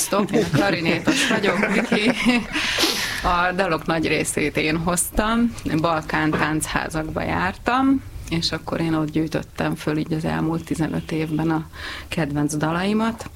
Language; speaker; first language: Hungarian; native; Hungarian